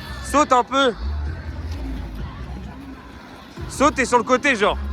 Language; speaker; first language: French; native; French